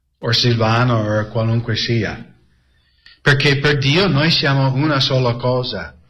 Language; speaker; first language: Italian; non-native, fluent; English